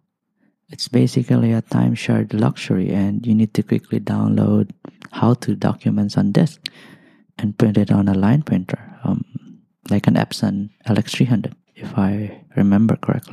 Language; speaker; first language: English; non-native, local second language; Bikol